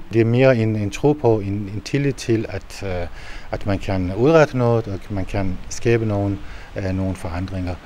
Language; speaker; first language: Danish; non-native, fluent; Persian